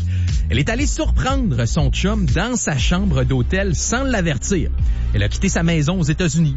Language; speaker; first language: French; native; French